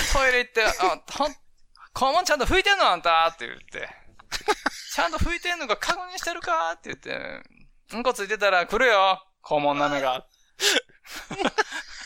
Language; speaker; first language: Japanese; native; Japanese